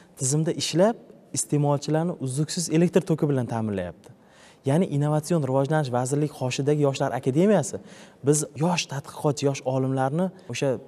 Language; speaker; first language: Uzbek; native; Uzbek